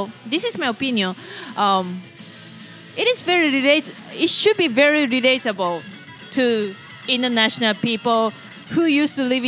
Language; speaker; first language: English; non-native, fluent; Japanese